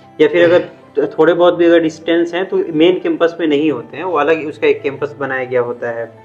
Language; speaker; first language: Hindi; native; Hindi